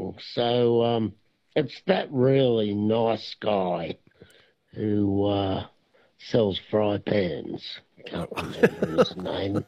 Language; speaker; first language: English; native; English